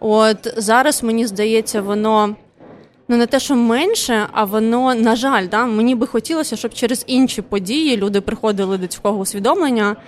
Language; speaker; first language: Ukrainian; non-native, local second language; Russian